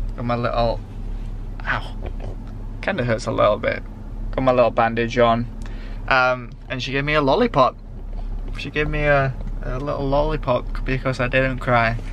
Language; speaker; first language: English; native; English